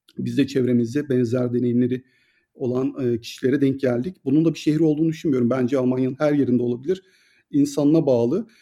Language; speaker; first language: Turkish; native; Turkish